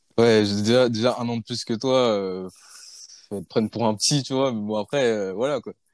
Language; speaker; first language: French; early bilingual, other home language; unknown